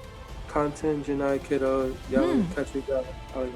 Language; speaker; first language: Japanese; non-native, learner; English